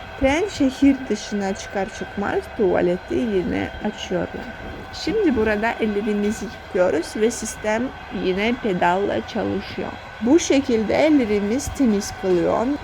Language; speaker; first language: Turkish; non-native, fluent; Russian